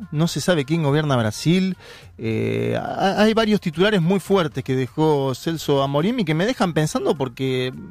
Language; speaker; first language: Spanish; native; Spanish